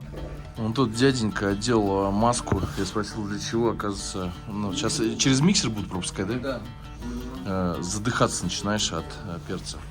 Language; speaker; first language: Russian; native; Russian